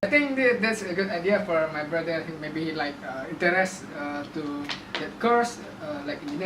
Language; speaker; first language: English; non-native, learner; Indonesian